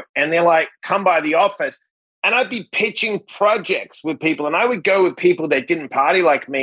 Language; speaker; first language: English; native; English